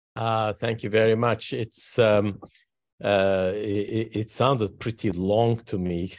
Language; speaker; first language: English; non-native, fluent; Turkish